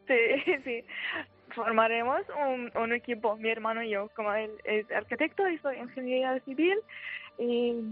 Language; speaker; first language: Spanish; non-native, fluent; Arabic